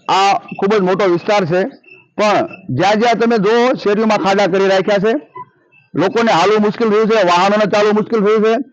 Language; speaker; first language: Gujarati; native; Gujarati